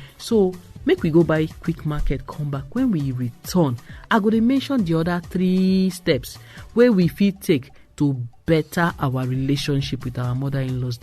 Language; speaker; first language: Nigerian Pidgin; non-native, local second language; Igbo